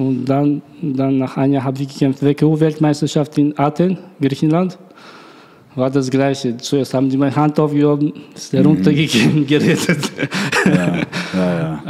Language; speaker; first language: German; non-native, learner; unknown